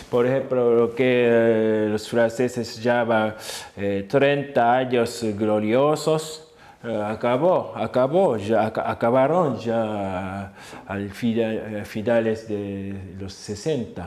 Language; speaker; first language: Spanish; non-native, fluent; Japanese